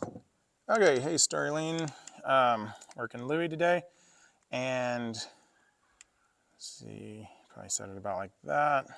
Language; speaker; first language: English; native; English